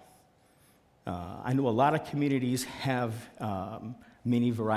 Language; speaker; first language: English; native; English